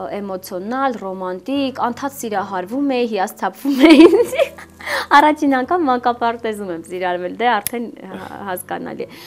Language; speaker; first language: Armenian; early bilingual, heritage; Armenian